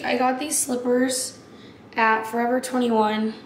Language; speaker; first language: English; native; English